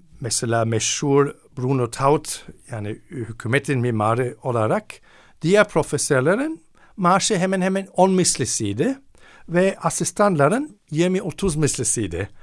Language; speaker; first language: Turkish; non-native, fluent; German